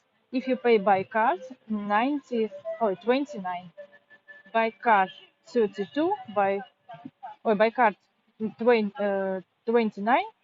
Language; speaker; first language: English; non-native, fluent; Russian